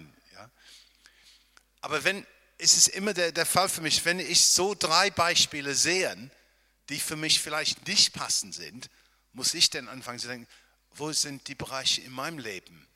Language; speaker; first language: German; non-native, fluent; English